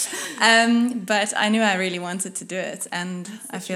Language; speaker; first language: English; non-native, local second language; Afrikaans